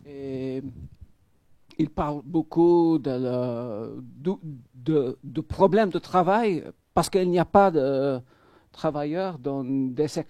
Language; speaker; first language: French; non-native, fluent; Maltese